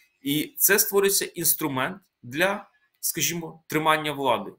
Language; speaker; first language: Ukrainian; native; Ukrainian